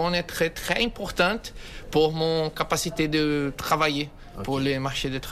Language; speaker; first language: French; non-native, learner; Portuguese